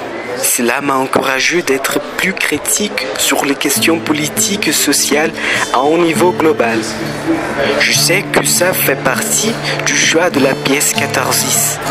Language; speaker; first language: French; non-native, learner; Portuguese